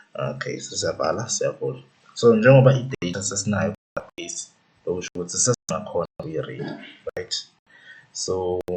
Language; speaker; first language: Zulu; non-native, local second language; Swati